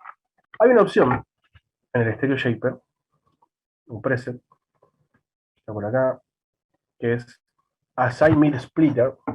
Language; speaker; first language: Spanish; native; Spanish